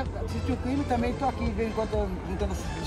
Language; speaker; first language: Portuguese; native; Portuguese